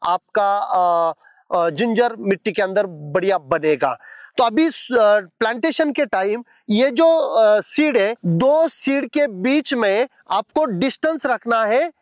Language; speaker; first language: Hindi; non-native, local second language; Marathi